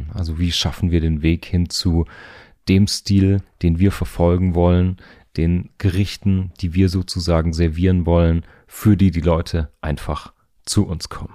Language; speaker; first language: German; native; German